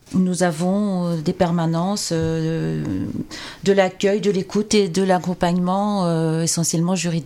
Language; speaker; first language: French; native; French